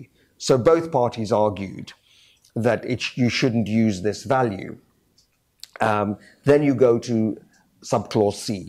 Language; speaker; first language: English; native; English